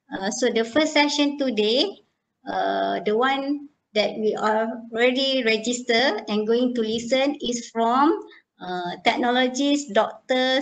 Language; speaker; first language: English; non-native, local second language; Malay